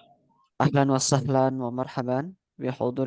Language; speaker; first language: Arabic; non-native, fluent; Indonesian